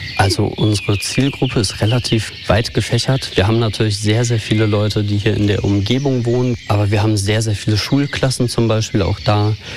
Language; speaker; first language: German; native; German